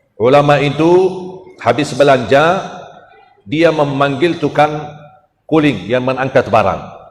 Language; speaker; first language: Malay; non-native, fluent; Arabic